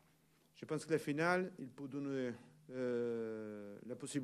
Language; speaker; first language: French; non-native, learner; Portuguese